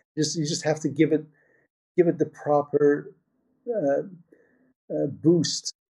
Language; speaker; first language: English; early bilingual, other home language; Persian